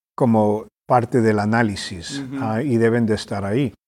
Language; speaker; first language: Spanish; early bilingual, heritage; Spanish